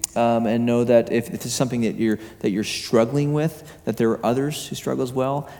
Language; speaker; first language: English; native; English